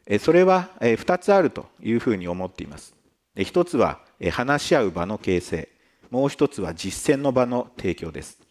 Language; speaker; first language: Japanese; native; Japanese